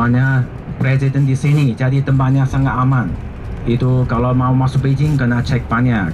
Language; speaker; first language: Indonesian; non-native, fluent; Chinese